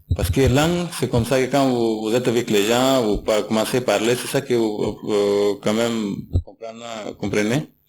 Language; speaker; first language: French; non-native, learner; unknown